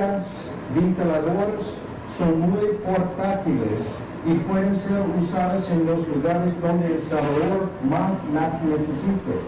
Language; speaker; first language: Spanish; non-native, fluent; English